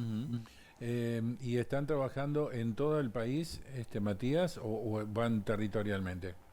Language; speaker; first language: Spanish; native; Spanish